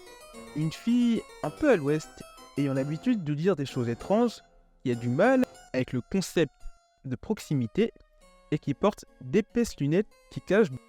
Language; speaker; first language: French; native; French